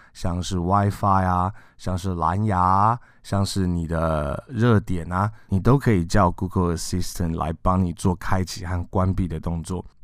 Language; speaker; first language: Chinese; native; Chinese